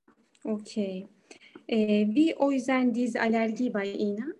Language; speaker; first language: German; non-native, learner; Turkish